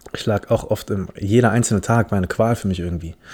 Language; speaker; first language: German; early bilingual, other home language; English